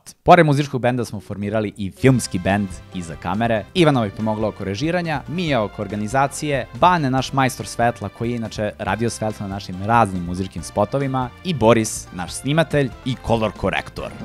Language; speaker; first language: Serbian; native; Serbian